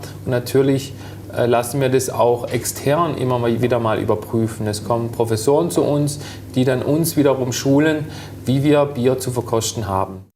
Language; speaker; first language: German; native; German